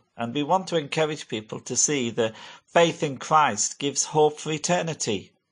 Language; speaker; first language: English; native; English